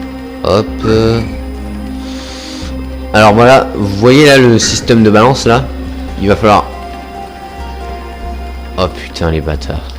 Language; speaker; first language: French; native; French